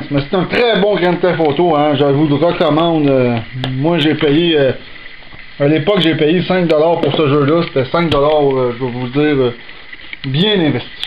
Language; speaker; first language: French; native; French